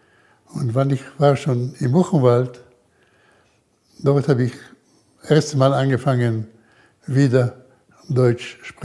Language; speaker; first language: German; early bilingual, heritage; German